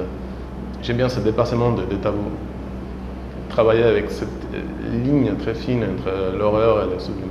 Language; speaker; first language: French; non-native, fluent; Spanish